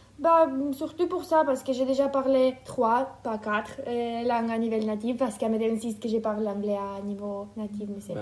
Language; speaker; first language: French; non-native, fluent; Ukrainian